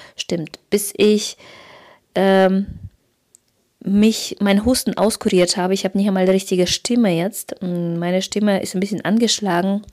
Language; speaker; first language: German; early bilingual, other home language; Russian